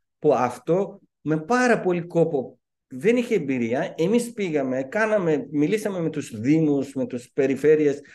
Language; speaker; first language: Greek; non-native, fluent; Persian